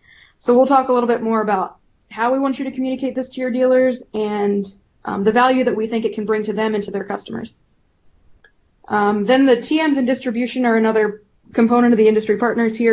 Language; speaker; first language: English; native; English